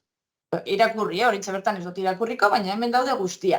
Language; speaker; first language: Basque; native; Basque